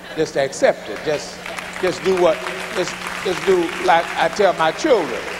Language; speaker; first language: English; native; English